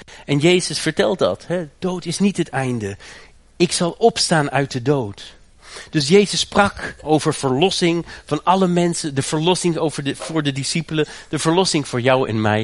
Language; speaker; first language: Dutch; native; Dutch